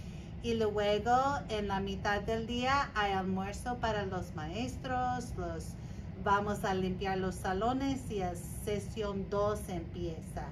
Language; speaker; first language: Spanish; non-native, learner; English